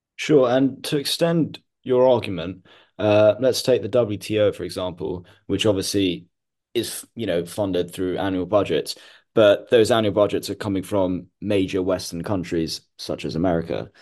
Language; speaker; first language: English; non-native, local second language; Hindi